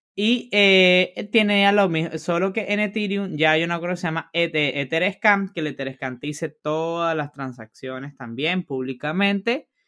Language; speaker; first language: Spanish; native; Spanish